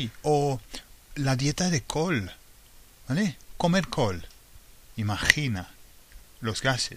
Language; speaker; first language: Spanish; non-native, fluent; English